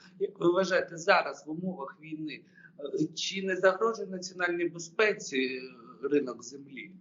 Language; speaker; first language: Ukrainian; native; Ukrainian